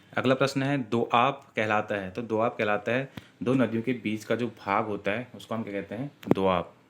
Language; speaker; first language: Hindi; native; Hindi